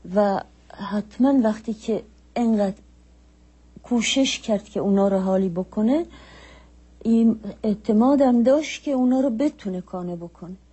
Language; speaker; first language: Persian; non-native, fluent; Czech